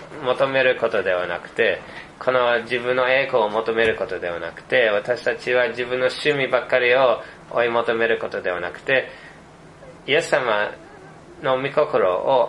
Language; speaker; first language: Japanese; non-native, fluent; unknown